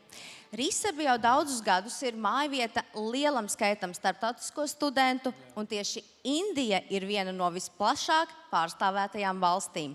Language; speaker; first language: Latvian; native; Latvian